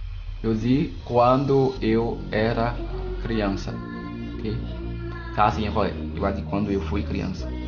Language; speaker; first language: Portuguese; non-native, learner; Haitian Creole